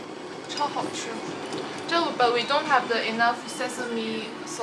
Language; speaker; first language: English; non-native, learner; Chinese